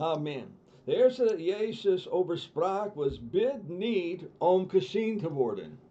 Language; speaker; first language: Dutch; non-native, fluent; English